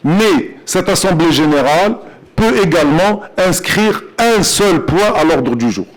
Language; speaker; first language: French; non-native, local second language; Arabic